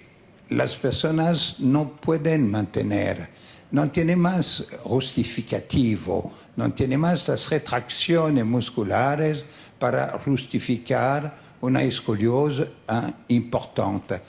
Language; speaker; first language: Spanish; non-native, fluent; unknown